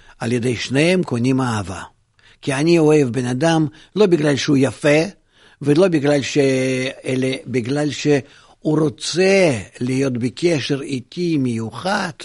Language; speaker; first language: Hebrew; non-native, fluent; Russian